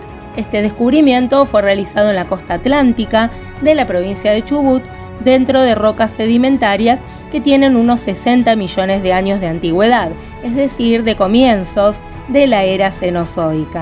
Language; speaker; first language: Spanish; native; Spanish